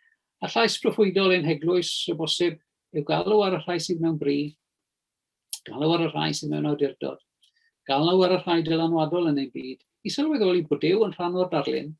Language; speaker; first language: Welsh; native; Welsh